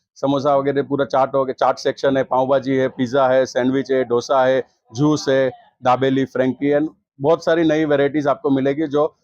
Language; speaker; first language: Hindi; non-native, local second language; Gujarati